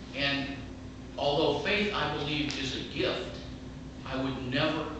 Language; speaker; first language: English; native; English